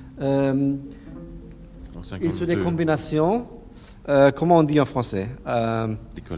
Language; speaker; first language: French; non-native, learner; German